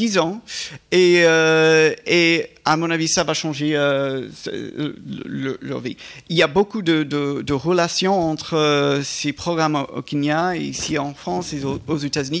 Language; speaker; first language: French; non-native, fluent; English